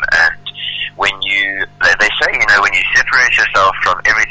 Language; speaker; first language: English; native; English